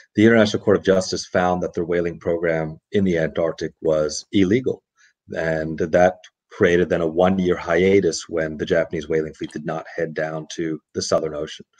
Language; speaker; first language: English; native; English